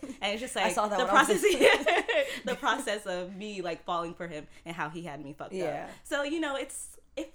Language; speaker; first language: English; early bilingual, other home language; Haitian Creole